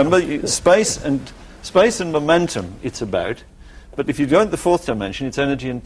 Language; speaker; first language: English; native; English